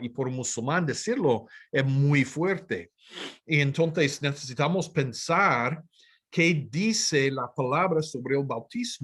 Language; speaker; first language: Spanish; non-native, fluent; English